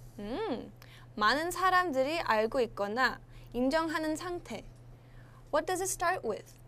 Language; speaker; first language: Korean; early bilingual, heritage; Korean